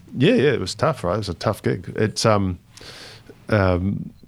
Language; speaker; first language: English; native; English